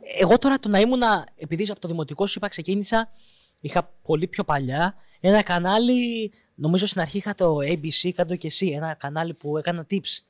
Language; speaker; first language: Greek; native; Greek